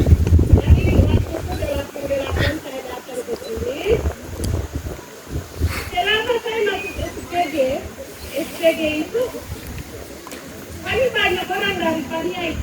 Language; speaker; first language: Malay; non-native, local second language; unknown